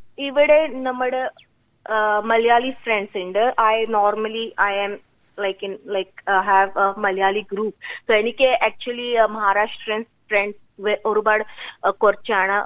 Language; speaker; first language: Malayalam; non-native, local second language; Marathi